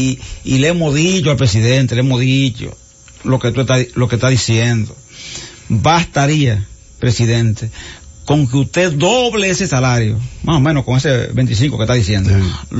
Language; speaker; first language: Spanish; native; Spanish